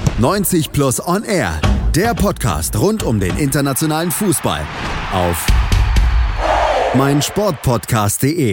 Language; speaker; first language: German; native; German